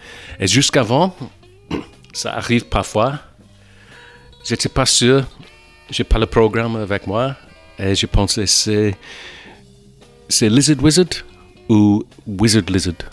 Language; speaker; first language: French; non-native, fluent; English